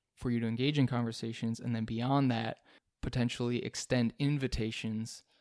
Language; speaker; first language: English; native; English